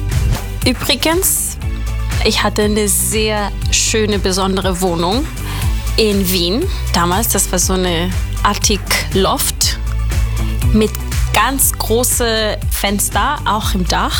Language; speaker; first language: German; non-native, fluent; Spanish